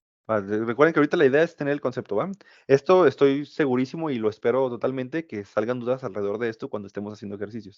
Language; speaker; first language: Spanish; native; Spanish